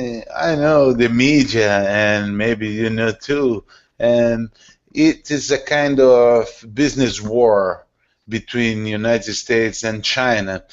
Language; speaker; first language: English; non-native, learner; Portuguese